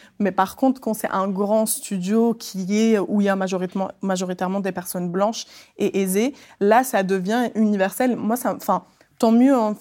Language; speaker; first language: French; early bilingual, other home language; Arabic